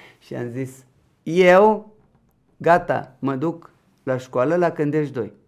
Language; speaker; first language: Romanian; non-native, local second language; Ukrainian